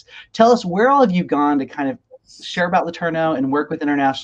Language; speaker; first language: English; native; English